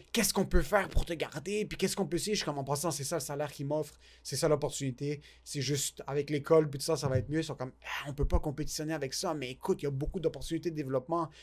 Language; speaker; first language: French; native; French